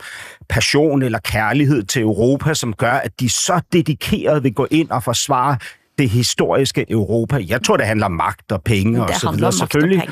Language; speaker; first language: Danish; native; Danish